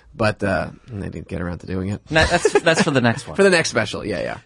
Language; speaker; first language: English; native; English